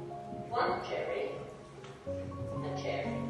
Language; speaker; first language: English; non-native, learner; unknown